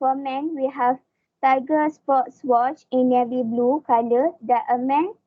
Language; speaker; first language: English; non-native, local second language; Malay